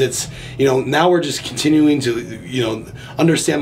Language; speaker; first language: English; native; English